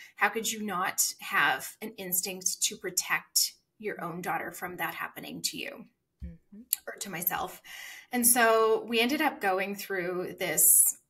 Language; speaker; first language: English; native; English